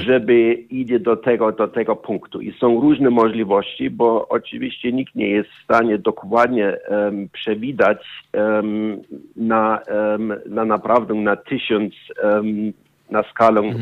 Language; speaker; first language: Polish; non-native, learner; German